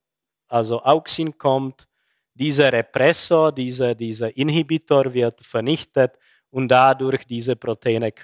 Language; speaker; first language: German; non-native, fluent; Czech